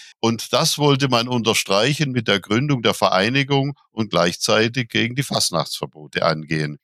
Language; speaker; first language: German; native; German